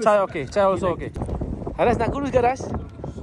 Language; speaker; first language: Malay; native; Malay